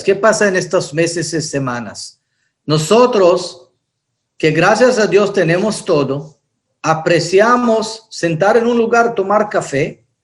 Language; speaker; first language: Spanish; non-native, fluent; Hebrew